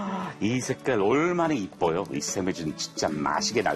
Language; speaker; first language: Korean; non-native, fluent; English